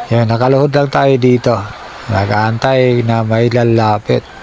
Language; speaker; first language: Filipino; non-native, local second language; Cebuano